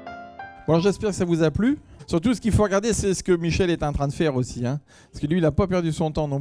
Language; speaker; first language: French; native; French